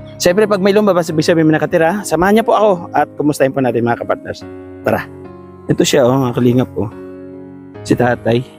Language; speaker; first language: Filipino; non-native, local second language; Waray